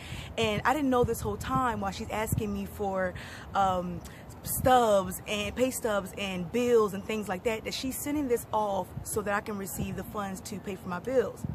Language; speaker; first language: English; native; English